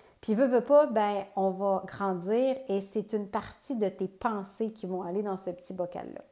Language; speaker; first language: French; native; French